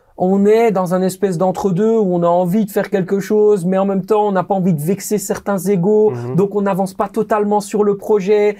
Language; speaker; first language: French; native; French